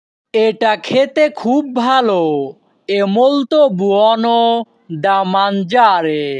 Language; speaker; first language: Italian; non-native, fluent; Bangla